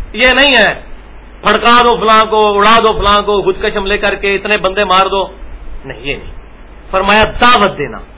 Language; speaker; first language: Urdu; non-native, local second language; Punjabi